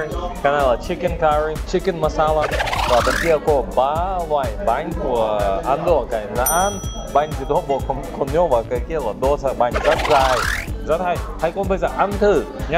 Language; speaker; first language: Vietnamese; non-native, learner; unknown